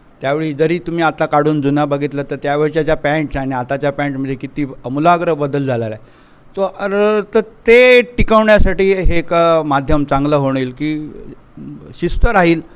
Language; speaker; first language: Marathi; native; Marathi